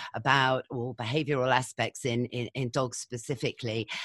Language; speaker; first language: English; native; English